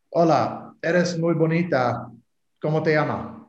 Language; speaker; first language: Spanish; non-native, learner; English